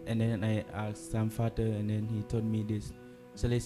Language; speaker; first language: English; non-native, learner; Thai